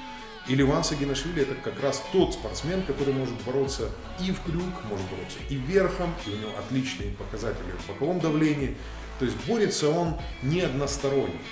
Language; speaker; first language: Russian; native; Russian